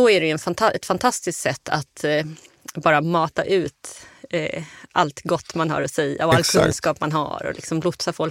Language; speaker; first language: Swedish; native; Swedish